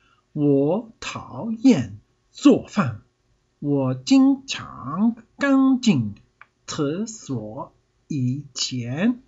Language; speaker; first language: Chinese; non-native, learner; English